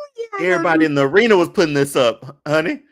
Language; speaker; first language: English; native; English